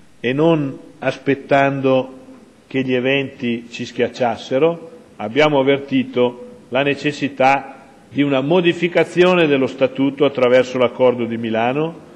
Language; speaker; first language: Italian; native; Italian